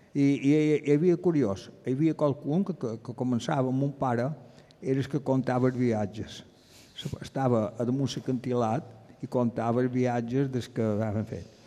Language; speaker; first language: Catalan; native; Catalan